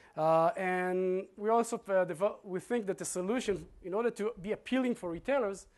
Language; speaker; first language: English; non-native, fluent; Hebrew